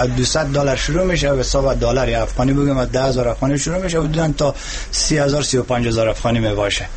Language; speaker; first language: Persian; native; Persian